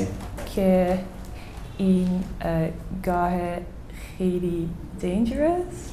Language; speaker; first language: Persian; non-native, learner; Dutch